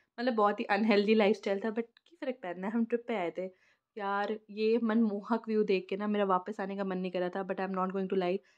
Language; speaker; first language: Hindi; native; Hindi